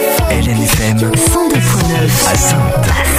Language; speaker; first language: French; native; French